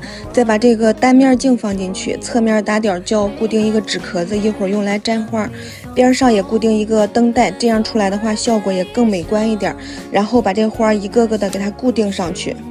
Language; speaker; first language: Chinese; native; Chinese